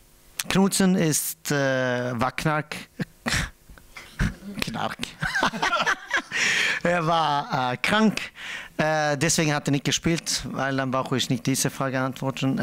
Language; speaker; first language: German; non-native, fluent; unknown